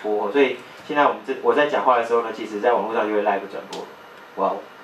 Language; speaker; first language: Chinese; native; Chinese